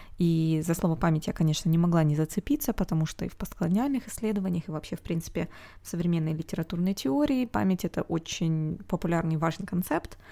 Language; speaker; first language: Russian; native; Russian